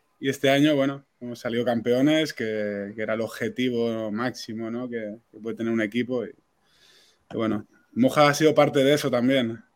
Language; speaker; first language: Spanish; non-native, local second language; Catalan